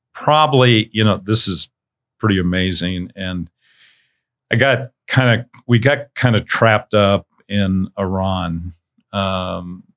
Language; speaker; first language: English; native; English